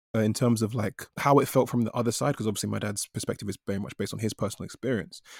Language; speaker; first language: English; native; English